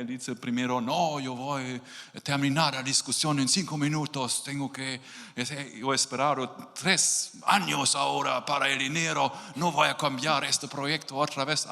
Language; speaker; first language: Spanish; non-native, learner; German